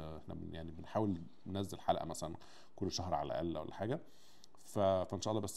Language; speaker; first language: Arabic; native; Arabic